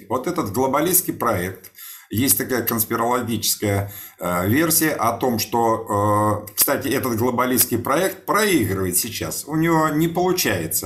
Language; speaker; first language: Russian; native; Russian